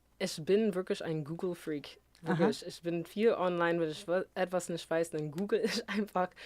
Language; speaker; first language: German; non-native, fluent; English